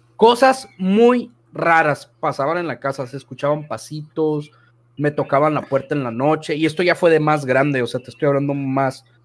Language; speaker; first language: Spanish; native; Spanish